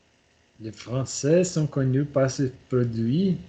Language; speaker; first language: French; non-native, learner; Portuguese